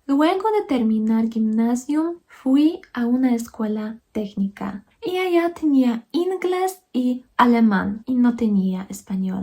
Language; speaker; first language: Spanish; non-native, fluent; Polish